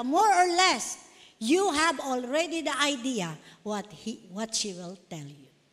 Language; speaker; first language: English; non-native, local second language; Filipino